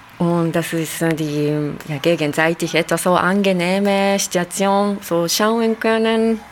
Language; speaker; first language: German; non-native, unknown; Japanese